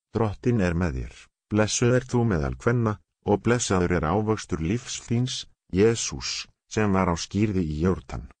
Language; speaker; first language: Icelandic; non-native, learner; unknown